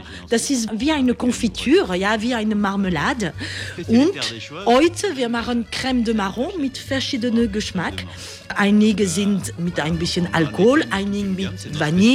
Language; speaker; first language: German; non-native, learner; French